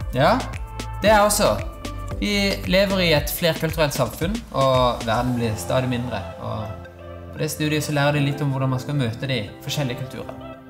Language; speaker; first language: Norwegian; native; Norwegian